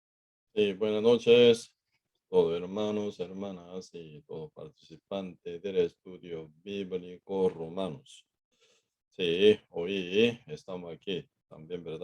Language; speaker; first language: Spanish; non-native, fluent; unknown